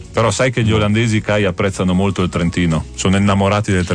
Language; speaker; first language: Italian; native; Italian